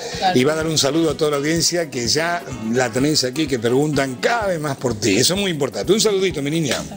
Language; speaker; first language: Spanish; native; Spanish